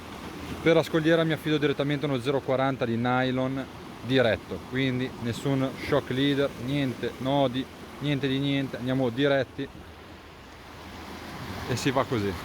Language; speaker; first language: Italian; native; Italian